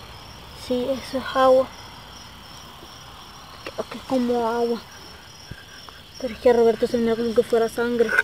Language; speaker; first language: Spanish; native; Spanish